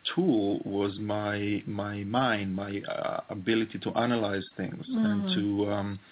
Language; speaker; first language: English; non-native, fluent; Hebrew